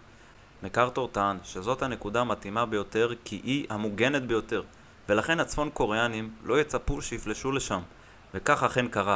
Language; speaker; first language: Hebrew; native; Hebrew